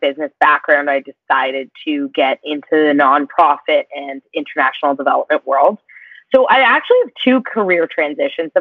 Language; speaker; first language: English; native; English